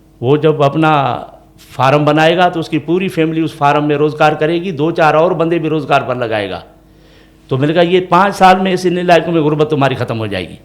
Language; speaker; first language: Urdu; non-native, local second language; Sindhi